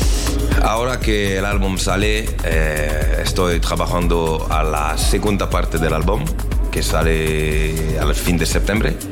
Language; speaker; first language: Spanish; non-native, learner; French